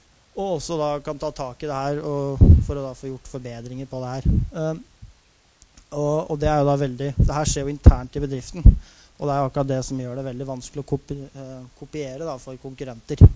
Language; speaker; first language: Norwegian; native; Norwegian